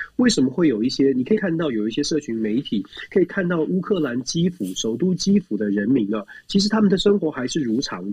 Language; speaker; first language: Chinese; native; Chinese